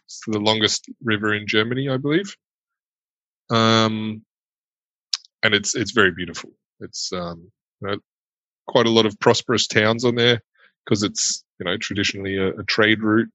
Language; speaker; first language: English; early bilingual, other home language; German